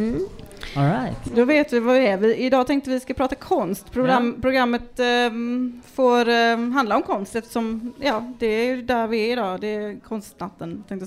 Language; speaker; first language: Swedish; native; Swedish